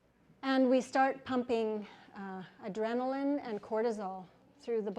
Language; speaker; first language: English; native; English